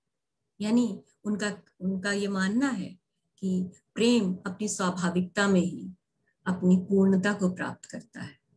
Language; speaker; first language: Hindi; native; Hindi